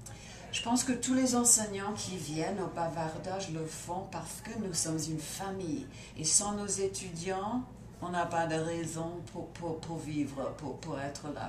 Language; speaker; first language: French; non-native, fluent; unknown